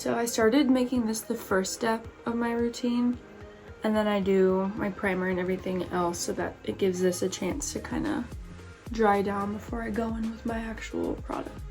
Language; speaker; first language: English; native; English